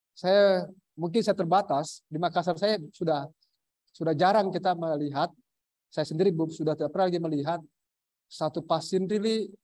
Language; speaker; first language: Indonesian; native; Indonesian